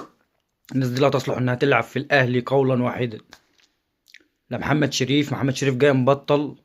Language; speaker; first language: Arabic; native; Arabic